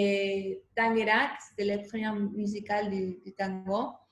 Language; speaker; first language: French; non-native, fluent; Spanish